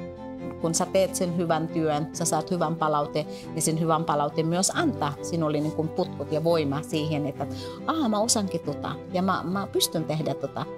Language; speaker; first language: Finnish; non-native, fluent; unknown